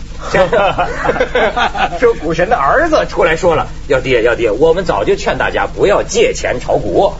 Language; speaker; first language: Chinese; native; Chinese